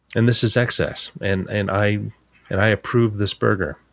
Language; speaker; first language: English; native; English